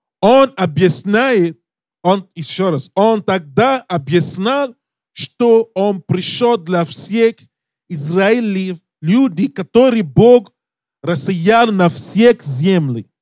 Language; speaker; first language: Russian; non-native, learner; English